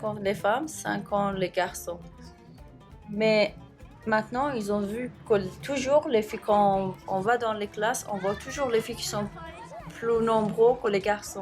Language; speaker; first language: French; non-native, fluent; Persian